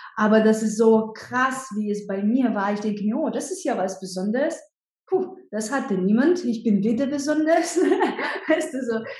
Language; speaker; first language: German; non-native, fluent; Russian